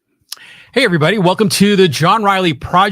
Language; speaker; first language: English; native; English